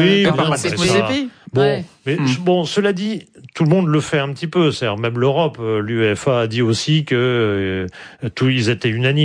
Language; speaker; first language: French; native; French